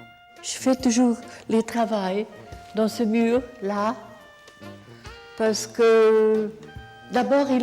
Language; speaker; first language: French; non-native, fluent; Portuguese